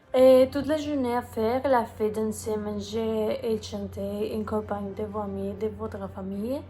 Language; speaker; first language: French; non-native, learner; Spanish